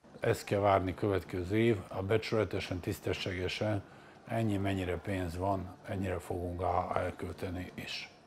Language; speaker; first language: Hungarian; non-native, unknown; Serbian